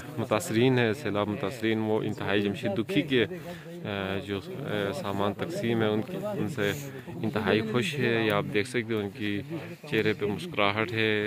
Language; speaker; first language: Urdu; non-native, local second language; Shina